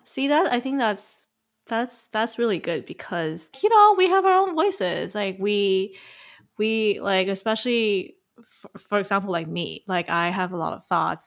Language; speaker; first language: English; early bilingual, other home language; Chinese